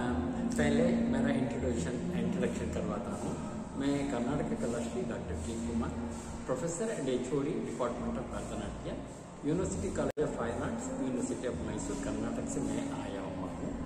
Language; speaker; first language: Hindi; non-native, local second language; Kannada